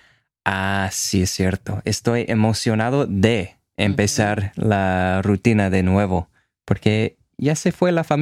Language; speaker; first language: Spanish; non-native, fluent; English